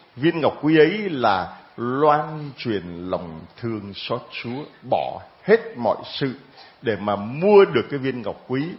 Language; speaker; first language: Vietnamese; native; Vietnamese